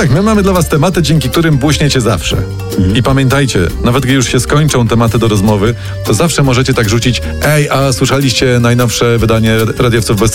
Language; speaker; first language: Polish; native; Polish